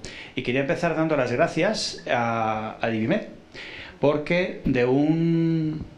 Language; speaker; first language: Spanish; native; Spanish